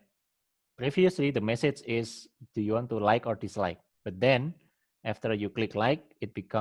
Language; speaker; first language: English; non-native, fluent; Indonesian